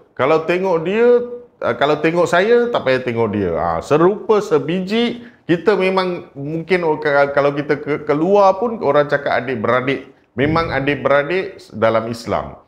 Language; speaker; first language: Malay; native; Malay